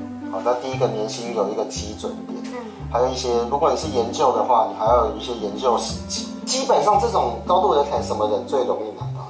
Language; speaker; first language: Chinese; native; Chinese